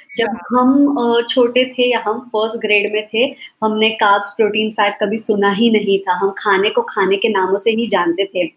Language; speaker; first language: Hindi; native; Hindi